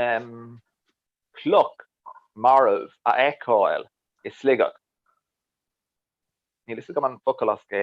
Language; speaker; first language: Irish; non-native, learner; English